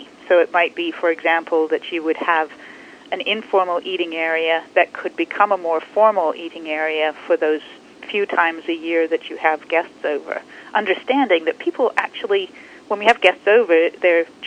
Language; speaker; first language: English; native; English